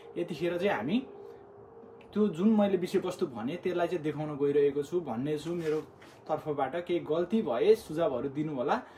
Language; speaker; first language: Nepali; native; Nepali